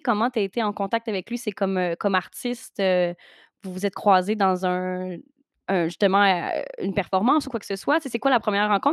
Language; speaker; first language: French; native; French